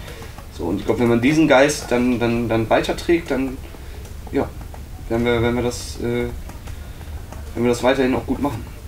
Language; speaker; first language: German; native; German